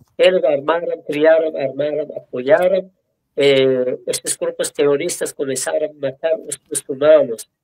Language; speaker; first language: Portuguese; non-native, fluent; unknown